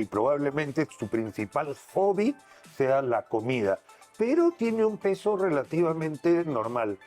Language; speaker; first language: Spanish; native; Spanish